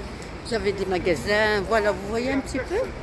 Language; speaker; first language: French; non-native, local second language; Arabic